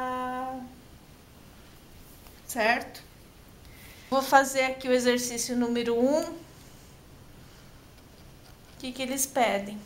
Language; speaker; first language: Portuguese; native; Portuguese